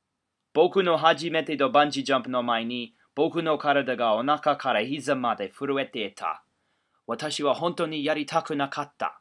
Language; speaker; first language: Japanese; non-native, learner; English